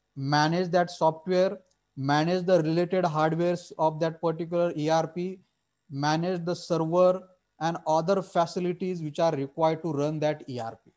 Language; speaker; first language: English; non-native, local second language; Marathi